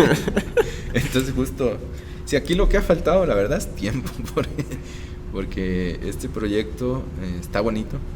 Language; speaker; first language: Spanish; native; Spanish